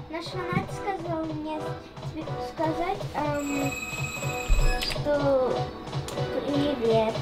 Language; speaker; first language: Russian; early bilingual, heritage; Russian